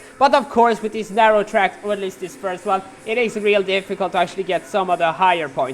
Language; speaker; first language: English; non-native, fluent; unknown